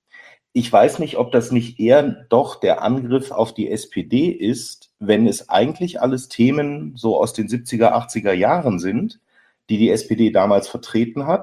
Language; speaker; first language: German; native; German